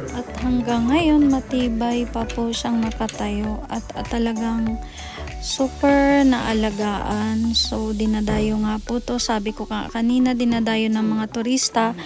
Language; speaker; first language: Filipino; native; Filipino